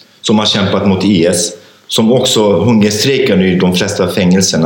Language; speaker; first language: Swedish; non-native, fluent; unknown